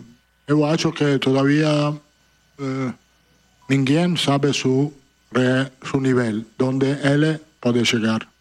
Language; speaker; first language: Portuguese; non-native, fluent; Italian